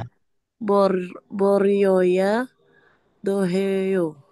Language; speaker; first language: Korean; non-native, learner; Indonesian